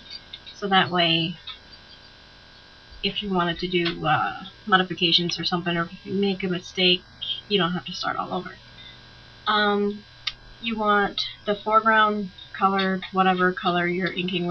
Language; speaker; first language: English; native; English